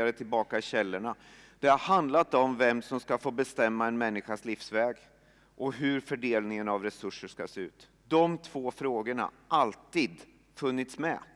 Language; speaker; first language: Swedish; native; Swedish